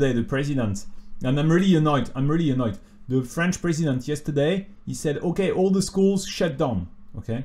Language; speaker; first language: English; non-native, fluent; French